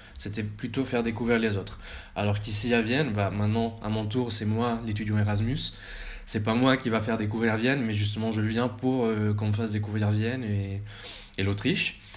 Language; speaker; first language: French; early bilingual, heritage; French